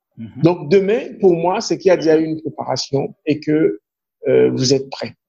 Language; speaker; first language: French; non-native, local second language; Fon